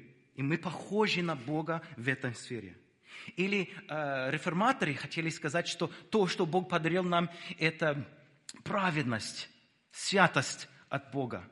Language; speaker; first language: Russian; non-native, fluent; English